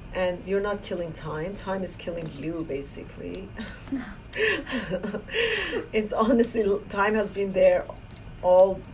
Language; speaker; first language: English; non-native, fluent; Persian